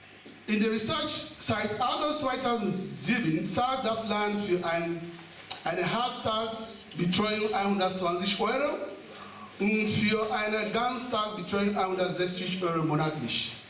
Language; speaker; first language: German; non-native, fluent; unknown